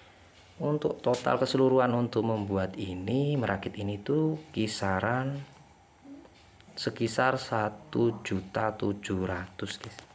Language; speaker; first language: Indonesian; native; Indonesian